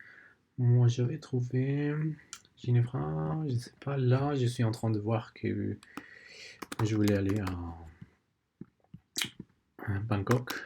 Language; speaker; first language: French; non-native, learner; Spanish